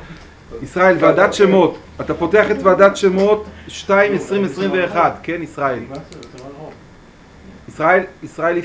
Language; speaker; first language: Hebrew; native; Hebrew